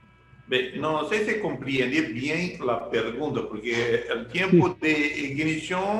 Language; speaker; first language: Portuguese; non-native, learner; Spanish